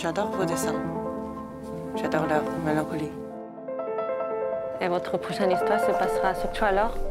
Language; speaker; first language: French; non-native, fluent; Korean